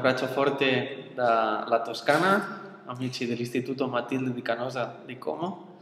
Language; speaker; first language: Italian; non-native, fluent; Spanish